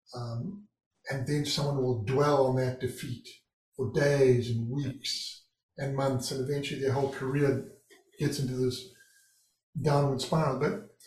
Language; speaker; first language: English; native; English